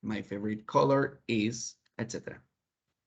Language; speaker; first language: English; non-native, fluent; Spanish